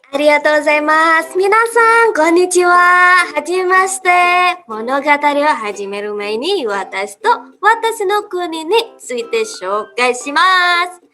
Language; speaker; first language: Japanese; non-native, learner; Indonesian